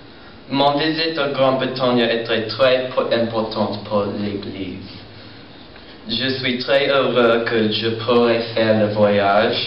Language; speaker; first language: French; non-native, learner; English